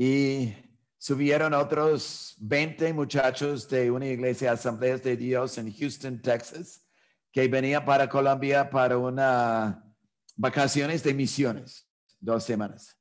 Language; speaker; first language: Spanish; non-native, fluent; English